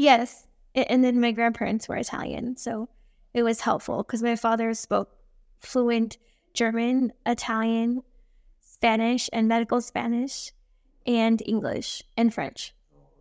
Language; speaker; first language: English; native; English